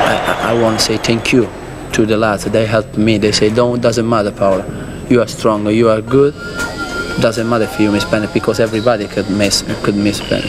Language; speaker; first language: English; non-native, learner; Italian